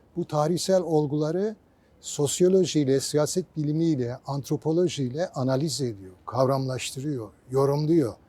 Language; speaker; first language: Turkish; native; Turkish